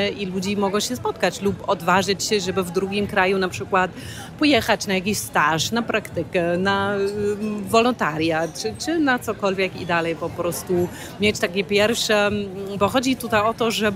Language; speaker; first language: Polish; non-native, fluent; German